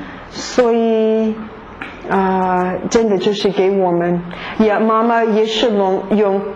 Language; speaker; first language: Chinese; non-native, fluent; English